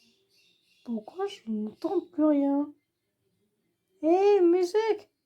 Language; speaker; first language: French; native; French